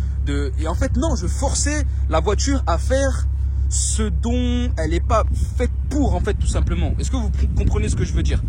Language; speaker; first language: French; native; French